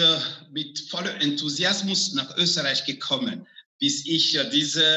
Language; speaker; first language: German; non-native, fluent; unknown